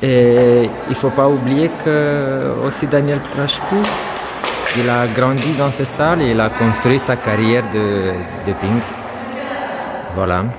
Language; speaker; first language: French; non-native, fluent; Romanian